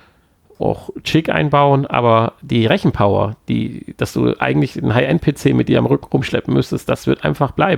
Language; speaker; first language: German; native; German